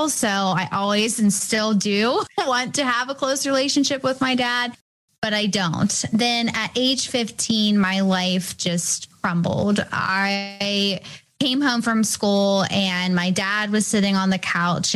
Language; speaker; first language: English; native; English